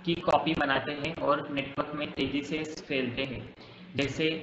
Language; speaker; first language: Hindi; non-native, local second language; Marathi